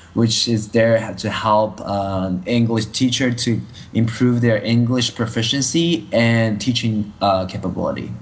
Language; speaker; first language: English; non-native, fluent; Chinese